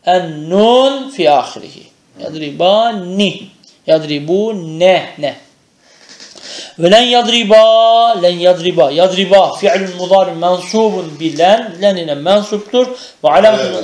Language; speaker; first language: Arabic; non-native, fluent; Turkish